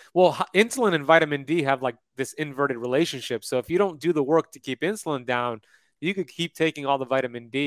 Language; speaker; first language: English; native; English